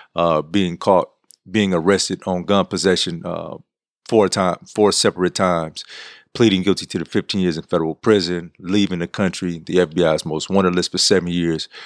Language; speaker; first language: English; native; English